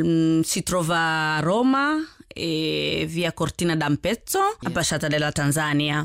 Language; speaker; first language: Italian; non-native, learner; Swahili